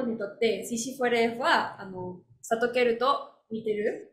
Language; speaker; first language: Japanese; non-native, learner; Spanish